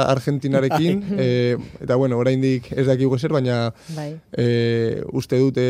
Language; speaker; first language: Basque; non-native, local second language; Spanish